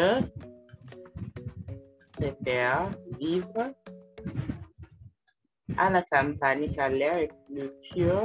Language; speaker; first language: French; non-native, fluent; English